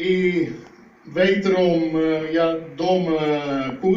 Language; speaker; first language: Russian; non-native, learner; Dutch